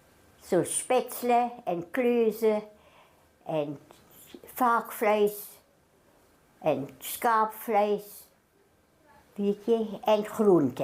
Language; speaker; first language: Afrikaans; non-native, local second language; German